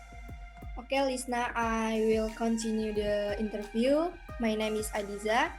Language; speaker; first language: English; non-native, learner; Indonesian